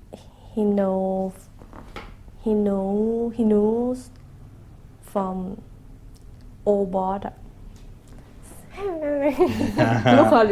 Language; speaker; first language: English; non-native, learner; Thai